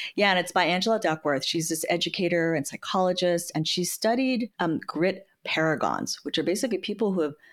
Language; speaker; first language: English; native; English